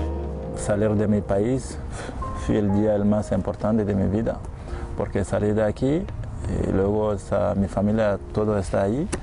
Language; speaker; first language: Spanish; non-native, fluent; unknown